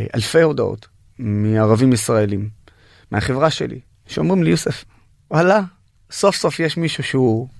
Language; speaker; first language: Hebrew; non-native, local second language; Arabic